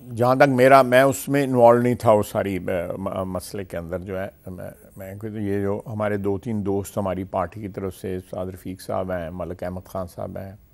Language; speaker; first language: Urdu; non-native, local second language; Punjabi